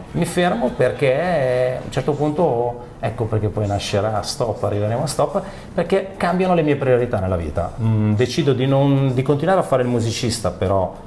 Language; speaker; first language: Italian; native; Italian